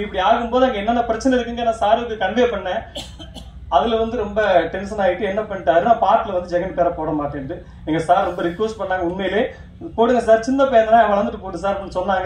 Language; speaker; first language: Tamil; native; Tamil